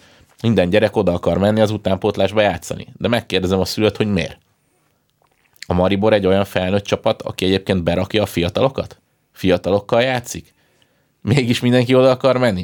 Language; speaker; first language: Hungarian; native; Hungarian